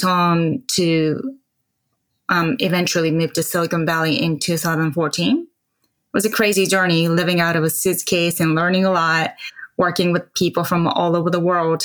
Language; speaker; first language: English; non-native, fluent; Japanese